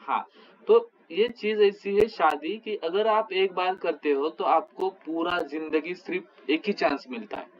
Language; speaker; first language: Hindi; non-native, local second language; Marathi